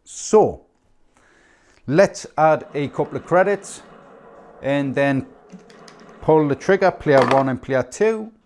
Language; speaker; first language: English; native; English